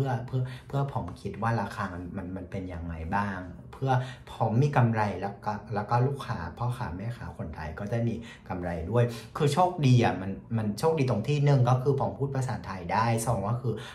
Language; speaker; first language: Thai; non-native, fluent; Vietnamese